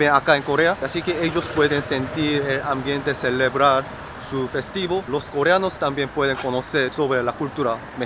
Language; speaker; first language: Spanish; non-native, fluent; Korean